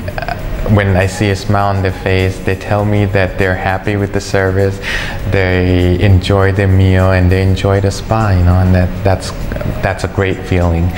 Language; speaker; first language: English; early bilingual, other home language; Thai